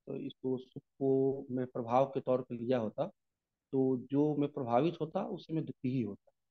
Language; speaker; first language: Hindi; native; Hindi